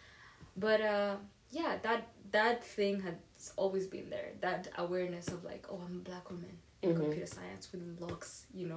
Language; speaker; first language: English; non-native, local second language; Kinyarwanda